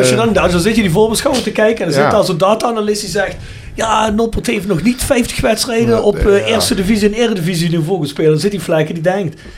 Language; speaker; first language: Dutch; native; Dutch